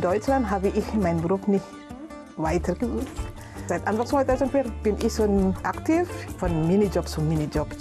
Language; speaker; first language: German; non-native, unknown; Indonesian